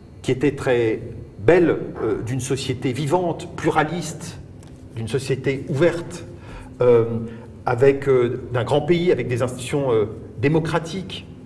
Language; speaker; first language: French; native; French